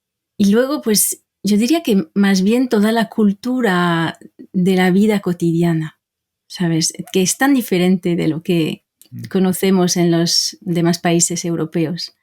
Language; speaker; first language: Spanish; non-native, fluent; French